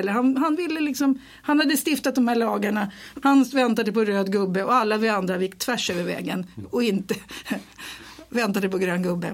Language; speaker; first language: Swedish; native; Swedish